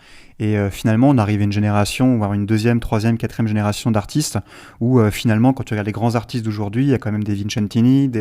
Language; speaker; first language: French; native; French